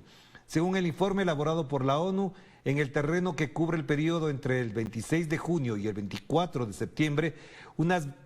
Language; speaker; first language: Spanish; native; Spanish